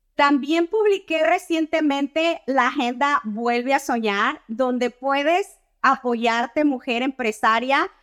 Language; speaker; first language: Spanish; native; Spanish